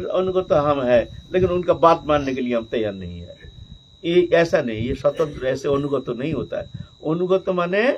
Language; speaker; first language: Hindi; non-native, local second language; Bangla